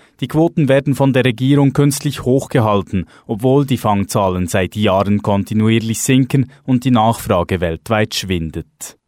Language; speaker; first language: German; native; German